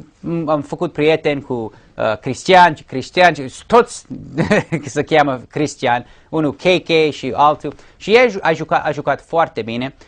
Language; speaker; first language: Romanian; early bilingual, heritage; English